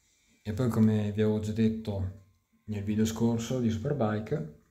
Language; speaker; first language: Italian; native; Italian